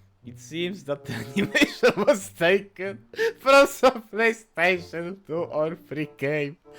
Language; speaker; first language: English; non-native, learner; Polish